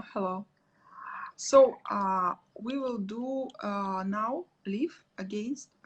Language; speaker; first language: English; non-native, learner; Russian